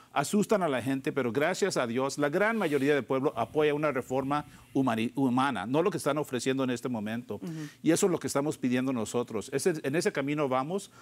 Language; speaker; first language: Spanish; early bilingual, heritage; Spanish